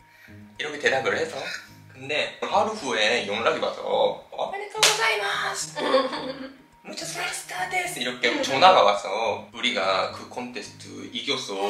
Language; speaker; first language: Korean; non-native, fluent; Japanese